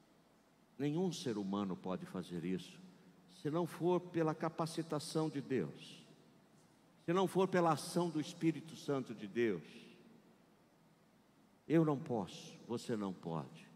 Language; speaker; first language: Portuguese; native; Portuguese